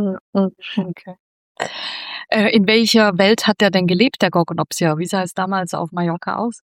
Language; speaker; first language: German; native; German